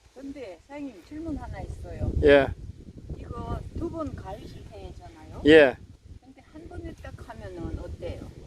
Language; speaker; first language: Korean; non-native, fluent; Uzbek